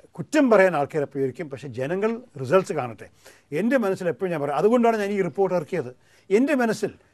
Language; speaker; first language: Malayalam; early bilingual, heritage; Malayalam